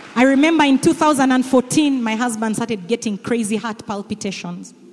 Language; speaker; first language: English; non-native, local second language; Ganda